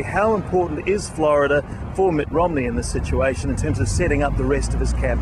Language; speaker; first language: English; native; English